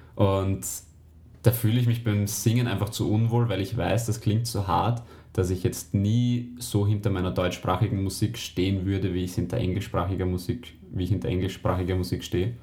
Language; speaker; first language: German; native; German